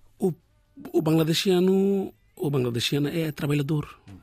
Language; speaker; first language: Portuguese; non-native, learner; Bangla